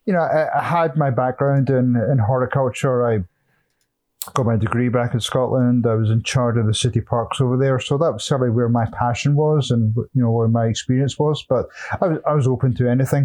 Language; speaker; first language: English; native; English